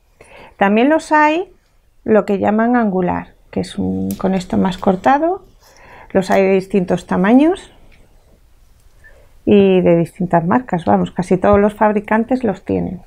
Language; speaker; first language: Spanish; native; Spanish